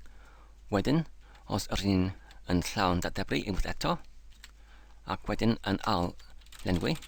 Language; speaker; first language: Welsh; non-native, learner; English